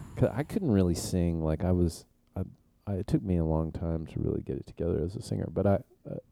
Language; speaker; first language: English; native; English